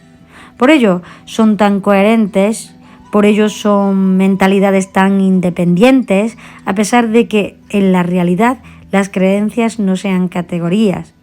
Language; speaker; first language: Spanish; native; Spanish